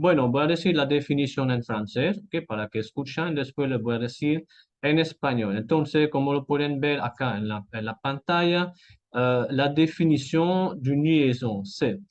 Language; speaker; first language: Spanish; non-native, fluent; French